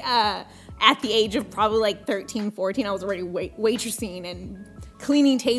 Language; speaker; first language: English; early bilingual, other home language; Spanish